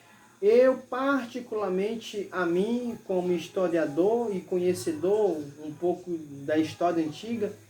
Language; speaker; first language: Portuguese; native; Portuguese